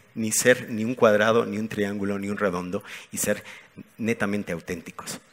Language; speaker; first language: Spanish; native; Spanish